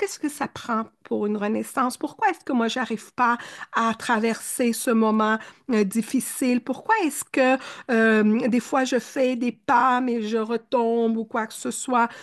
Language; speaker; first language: French; early bilingual, other home language; Spanish